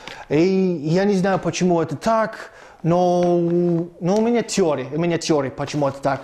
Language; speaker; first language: Russian; non-native, fluent; English